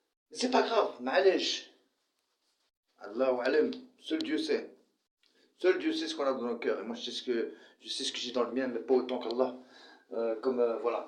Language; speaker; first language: French; early bilingual, other home language; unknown